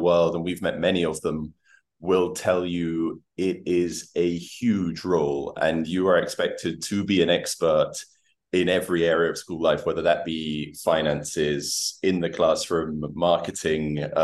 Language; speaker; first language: English; native; English